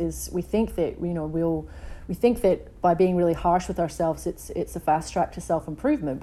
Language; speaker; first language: English; native; English